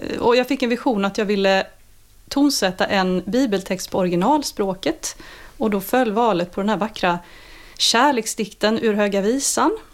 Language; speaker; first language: Swedish; native; Swedish